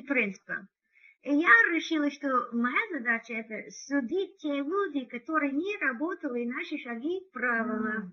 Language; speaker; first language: Russian; non-native, learner; English